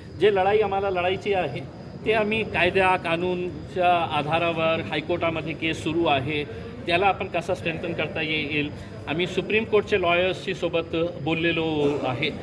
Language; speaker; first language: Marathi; non-native, local second language; Urdu